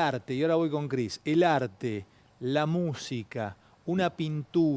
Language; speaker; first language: Spanish; native; Spanish